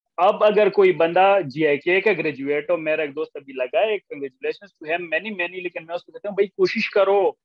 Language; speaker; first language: Urdu; non-native, local second language; Pashto